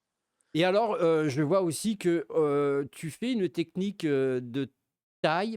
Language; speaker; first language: French; native; French